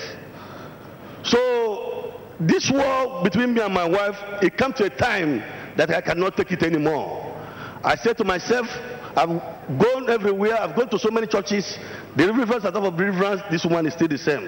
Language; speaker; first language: English; non-native, local second language; Igbo